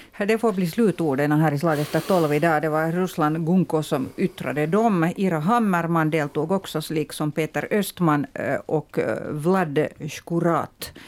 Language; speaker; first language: Swedish; native; Swedish